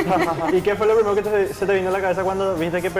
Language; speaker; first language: Spanish; native; Spanish